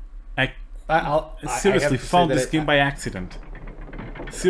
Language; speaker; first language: English; non-native, fluent; Portuguese